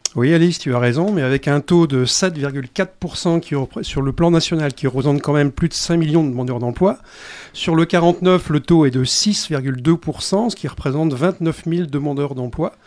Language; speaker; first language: French; native; French